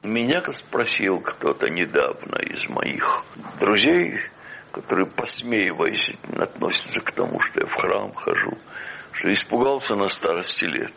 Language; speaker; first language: Russian; native; Russian